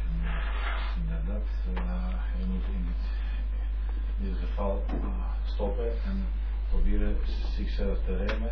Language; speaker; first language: Dutch; non-native, learner; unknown